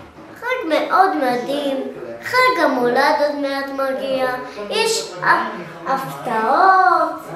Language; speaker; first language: Hebrew; early bilingual, other home language; Russian